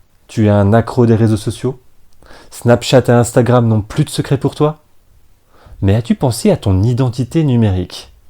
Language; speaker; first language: French; native; French